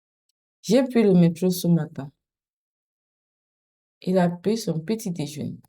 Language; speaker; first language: French; non-native, fluent; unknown